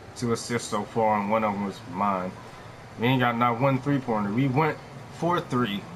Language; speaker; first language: English; native; English